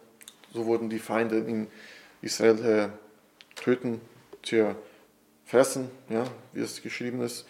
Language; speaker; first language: German; non-native, fluent; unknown